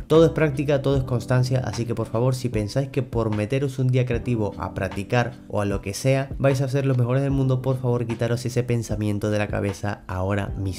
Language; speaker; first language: Spanish; native; Spanish